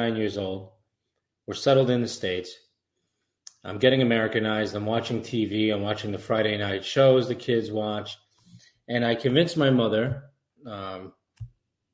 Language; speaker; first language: English; native; English